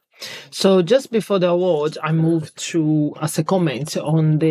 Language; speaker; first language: English; non-native, fluent; Portuguese